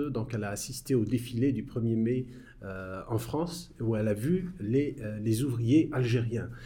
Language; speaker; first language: French; non-native, local second language; Arabic